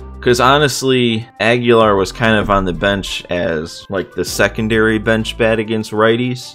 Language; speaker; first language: English; native; English